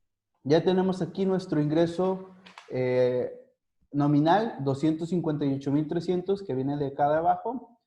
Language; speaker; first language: Spanish; native; Spanish